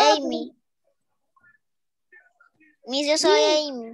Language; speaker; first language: Spanish; native; Spanish